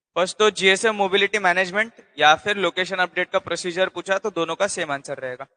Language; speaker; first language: Hindi; non-native, local second language; Marathi